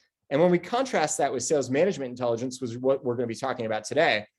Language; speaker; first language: English; native; English